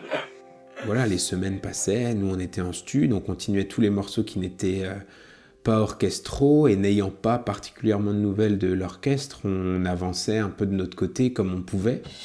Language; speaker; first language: French; native; French